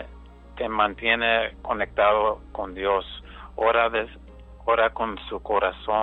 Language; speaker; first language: Spanish; early bilingual, heritage; English